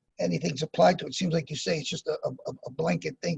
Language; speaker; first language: English; native; English